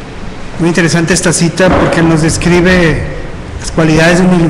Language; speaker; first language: Spanish; native; Spanish